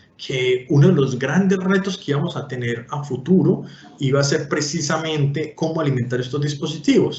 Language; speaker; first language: Spanish; native; Spanish